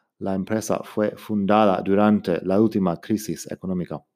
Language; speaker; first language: Spanish; non-native, fluent; English